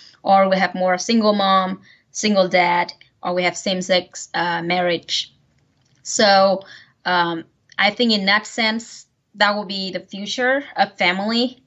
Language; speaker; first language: English; non-native, fluent; Vietnamese